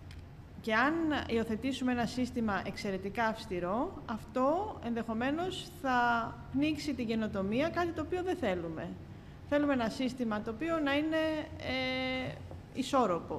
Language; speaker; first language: Greek; native; Greek